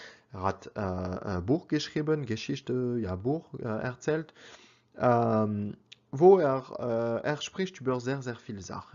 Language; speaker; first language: German; non-native, learner; French